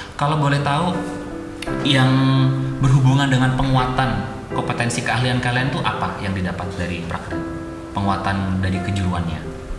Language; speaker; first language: Indonesian; non-native, local second language; Madurese